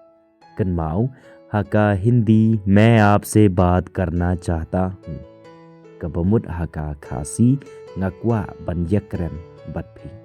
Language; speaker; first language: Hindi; non-native, local second language; Khasi